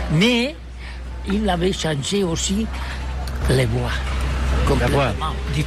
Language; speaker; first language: French; non-native, learner; Spanish